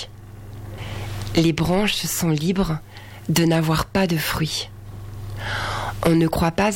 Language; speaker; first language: French; native; French